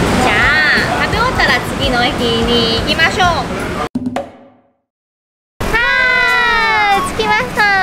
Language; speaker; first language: Japanese; non-native, fluent; Chinese